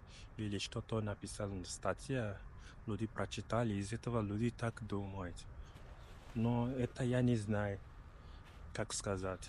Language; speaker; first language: Russian; non-native, learner; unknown